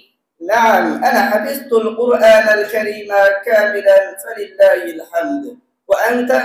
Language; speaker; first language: Arabic; non-native, learner; Bangla